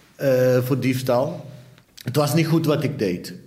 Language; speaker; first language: Dutch; early bilingual, other home language; Papiamento